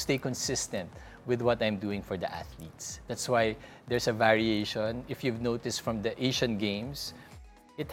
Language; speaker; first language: English; non-native, local second language; Filipino